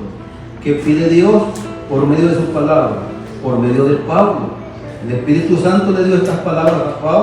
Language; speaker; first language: Spanish; native; Spanish